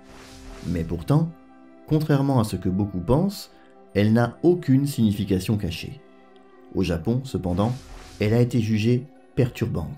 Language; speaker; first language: French; native; French